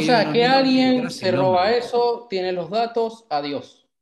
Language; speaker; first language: Spanish; native; Spanish